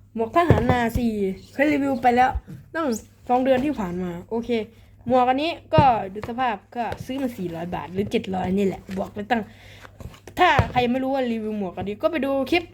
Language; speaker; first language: Thai; native; Thai